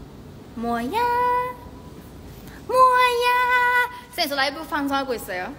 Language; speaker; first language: Korean; non-native, fluent; Chinese